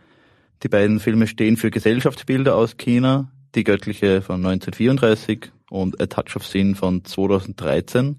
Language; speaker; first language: German; native; German